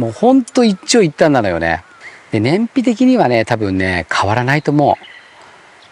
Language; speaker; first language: Japanese; native; Japanese